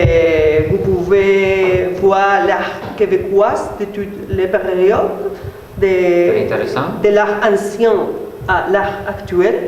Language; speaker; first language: French; non-native, learner; Spanish